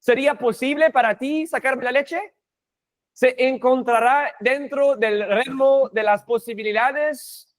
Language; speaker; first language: Spanish; non-native, fluent; English